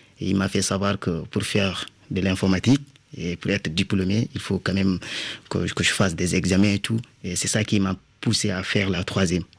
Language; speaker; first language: French; non-native, local second language; Wolof